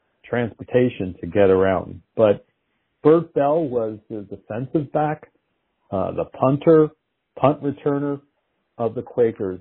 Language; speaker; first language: English; native; English